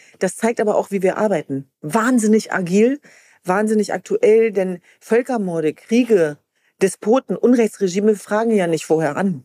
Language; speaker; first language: German; early bilingual, other home language; Kurdish